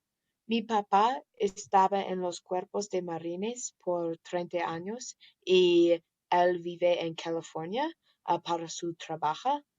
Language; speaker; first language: Spanish; non-native, learner; English